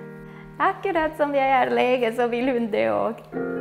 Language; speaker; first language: Norwegian; early bilingual, other home language; Spanish